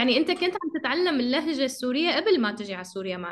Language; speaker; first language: Arabic; native; Arabic